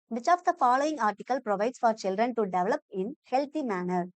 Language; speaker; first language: English; non-native, local second language; Tamil